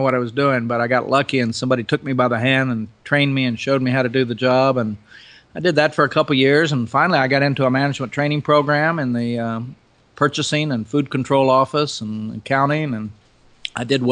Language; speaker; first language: English; native; English